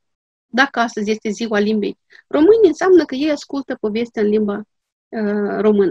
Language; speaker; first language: Romanian; non-native, local second language; Gagauz